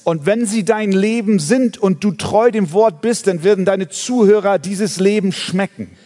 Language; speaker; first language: English; non-native, fluent; German